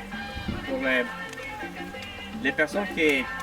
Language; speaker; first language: French; non-native, fluent; Spanish